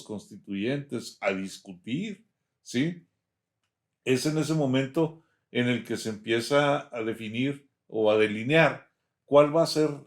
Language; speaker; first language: Spanish; native; Spanish